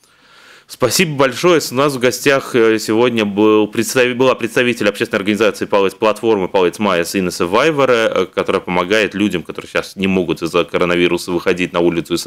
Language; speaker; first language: Russian; native; Russian